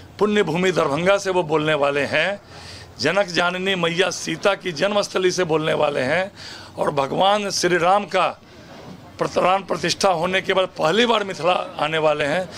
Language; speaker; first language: Hindi; native; Hindi